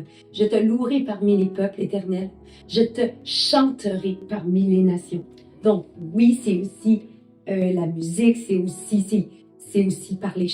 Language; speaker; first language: French; native; French